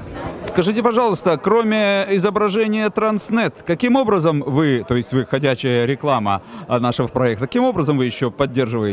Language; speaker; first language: Russian; native; Russian